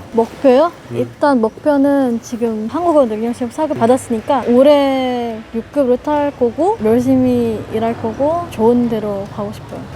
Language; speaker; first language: Korean; non-native, fluent; Indonesian